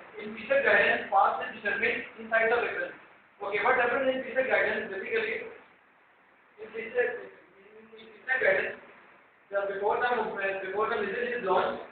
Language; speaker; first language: English; non-native, learner; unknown